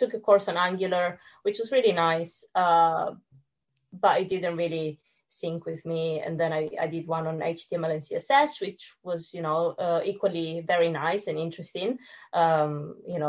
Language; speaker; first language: English; non-native, fluent; Italian